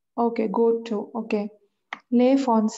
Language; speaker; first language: French; non-native, learner; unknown